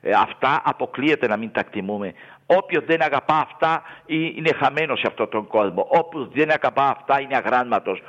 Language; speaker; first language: Greek; non-native, fluent; Spanish